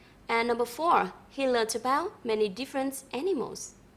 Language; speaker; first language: English; non-native, fluent; Vietnamese